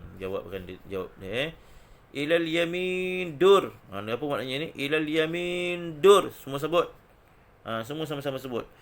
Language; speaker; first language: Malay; native; Malay